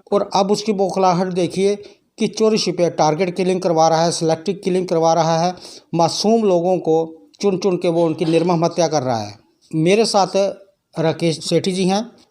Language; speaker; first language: Hindi; non-native, local second language; Dogri